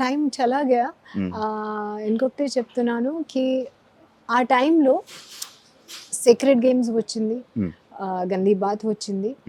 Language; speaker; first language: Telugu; non-native, learner; Hindi